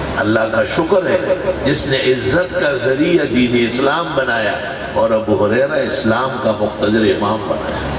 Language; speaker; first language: Urdu; non-native, local second language; Pashto